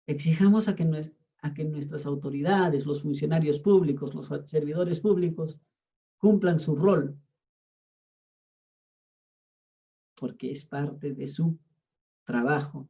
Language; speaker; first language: Spanish; native; Spanish